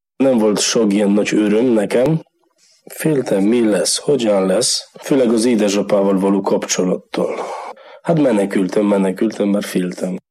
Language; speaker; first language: Hungarian; non-native, learner; Polish